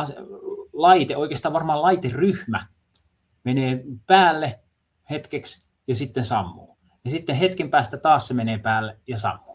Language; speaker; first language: Finnish; native; Finnish